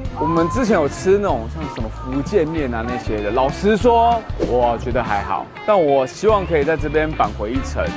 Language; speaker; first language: Chinese; native; Chinese